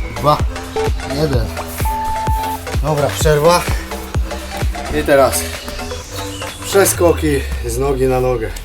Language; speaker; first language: Polish; native; Polish